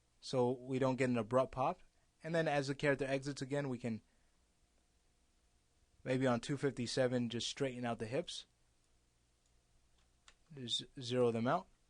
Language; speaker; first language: English; native; English